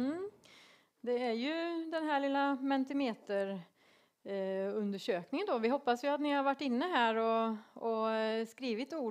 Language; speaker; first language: Swedish; native; Swedish